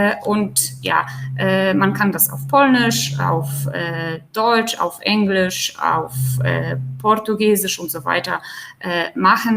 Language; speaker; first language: German; non-native, fluent; Polish